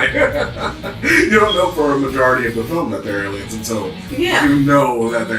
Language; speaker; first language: English; native; English